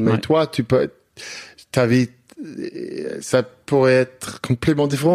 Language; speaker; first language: French; non-native, learner; English